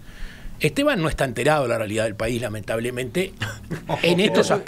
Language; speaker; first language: Spanish; native; Spanish